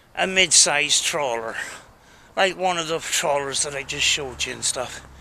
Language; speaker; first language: English; native; English